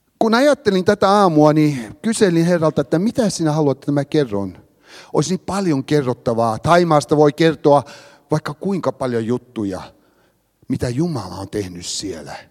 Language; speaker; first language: Finnish; early bilingual, heritage; Finnish